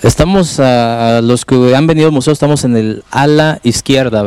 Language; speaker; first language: Spanish; native; Spanish